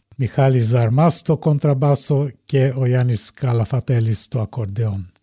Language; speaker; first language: Greek; early bilingual, heritage; Greek